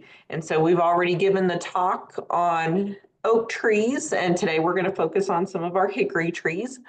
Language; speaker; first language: English; native; English